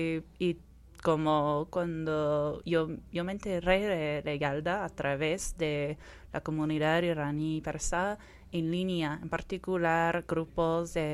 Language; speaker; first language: Spanish; non-native, fluent; English